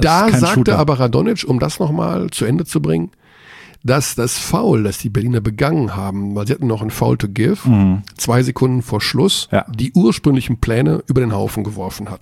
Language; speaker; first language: German; native; German